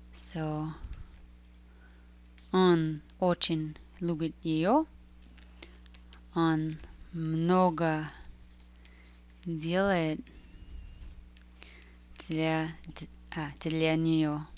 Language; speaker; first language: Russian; non-native, fluent; English